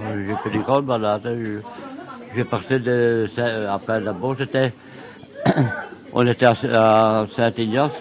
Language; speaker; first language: French; native; French